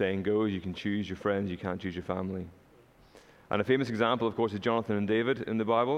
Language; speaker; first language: English; native; English